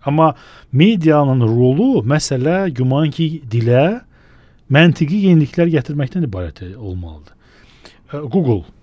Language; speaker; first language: Azerbaijani; native; Azerbaijani